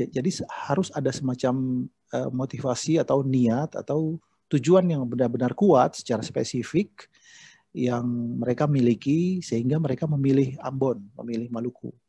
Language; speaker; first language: Indonesian; native; Indonesian